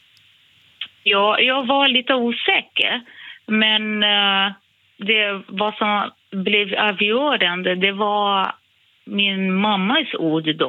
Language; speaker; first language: Swedish; non-native, fluent; Portuguese